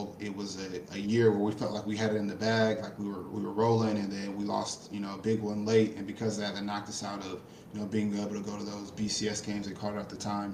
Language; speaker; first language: English; native; English